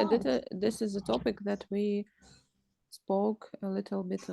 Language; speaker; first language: English; non-native, learner; Russian